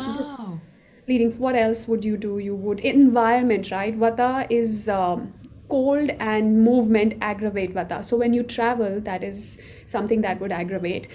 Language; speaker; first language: English; non-native, local second language; Hindi